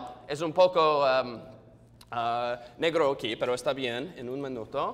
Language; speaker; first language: Spanish; non-native, learner; English